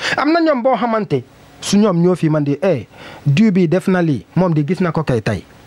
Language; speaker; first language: Wolof; non-native, learner; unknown